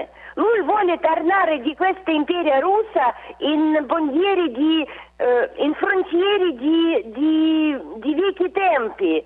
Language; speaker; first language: Italian; non-native, fluent; Russian